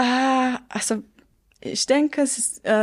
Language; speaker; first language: German; non-native, local second language; French